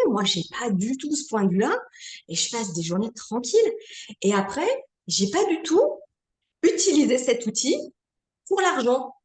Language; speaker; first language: French; native; French